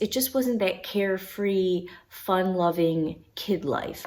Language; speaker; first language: English; native; English